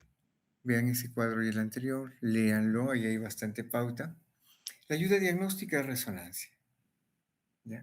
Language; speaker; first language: Spanish; native; Spanish